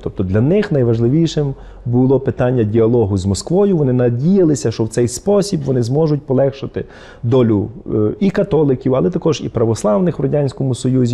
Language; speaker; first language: Ukrainian; native; Ukrainian